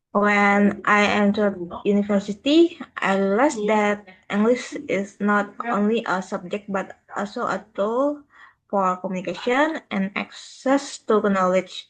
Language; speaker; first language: English; non-native, learner; Indonesian